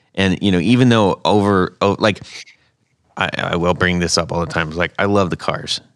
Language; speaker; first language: English; native; English